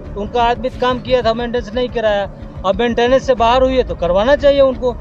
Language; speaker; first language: Hindi; native; Hindi